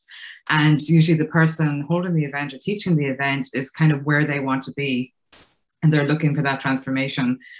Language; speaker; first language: English; native; English